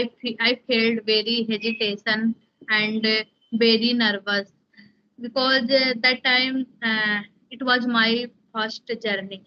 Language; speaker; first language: English; non-native, learner; Hindi